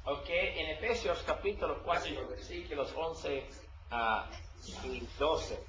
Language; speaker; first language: Spanish; non-native, learner; English